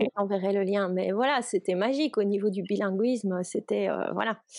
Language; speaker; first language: French; native; French